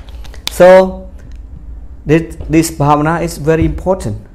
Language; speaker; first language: English; non-native, fluent; Khmer